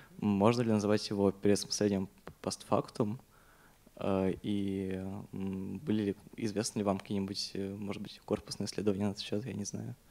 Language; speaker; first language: Russian; native; Russian